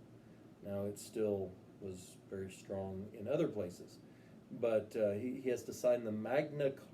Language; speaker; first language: English; native; English